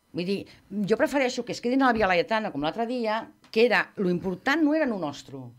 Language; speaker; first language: Catalan; non-native, local second language; Spanish